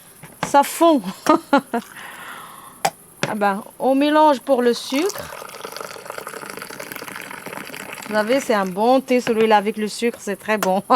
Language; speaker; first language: French; non-native, fluent; Arabic